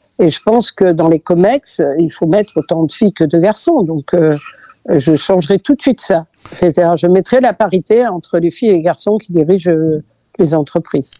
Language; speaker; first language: French; early bilingual, other home language; Catalan